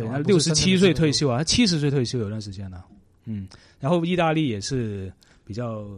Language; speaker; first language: Chinese; non-native, local second language; Cantonese